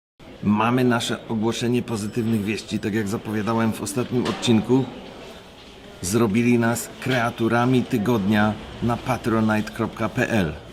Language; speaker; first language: Polish; native; Polish